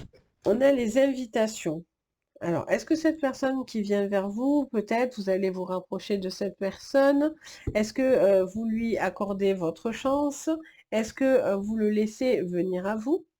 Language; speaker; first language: French; native; French